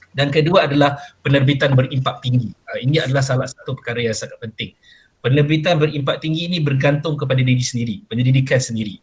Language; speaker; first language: Malay; native; Malay